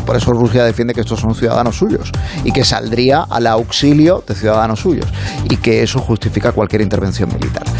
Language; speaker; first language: Spanish; native; Spanish